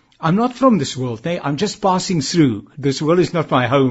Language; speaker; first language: English; non-native, local second language; Afrikaans